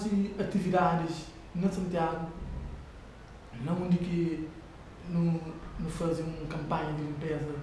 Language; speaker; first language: Portuguese; non-native, learner; Kabuverdianu